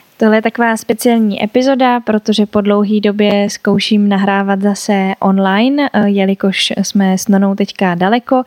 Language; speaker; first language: Czech; native; Czech